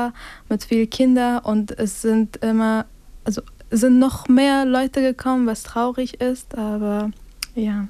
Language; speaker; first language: German; non-native, fluent; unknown